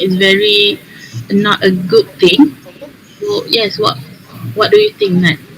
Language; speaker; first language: English; non-native, learner; Malay